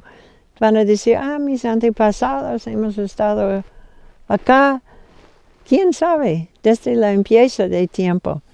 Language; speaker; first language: Spanish; non-native, fluent; English